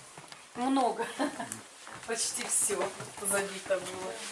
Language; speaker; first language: Russian; native; Russian